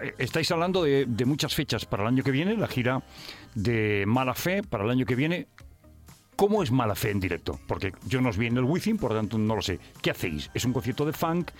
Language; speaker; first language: Spanish; native; Spanish